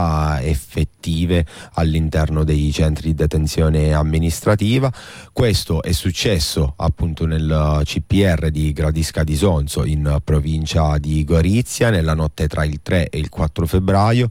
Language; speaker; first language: Italian; native; Italian